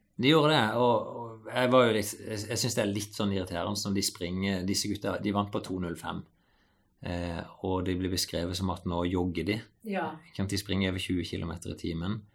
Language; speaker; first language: Norwegian; native; Norwegian